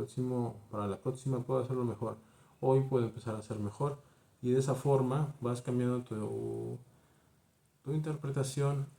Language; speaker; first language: Spanish; native; Spanish